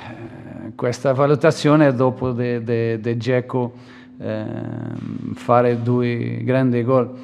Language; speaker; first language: Italian; non-native, fluent; Portuguese